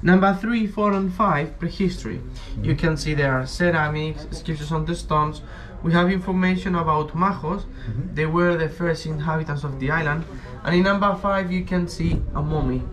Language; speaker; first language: English; non-native, fluent; Spanish